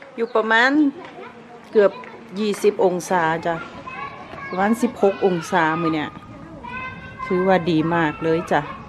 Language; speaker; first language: Thai; native; Thai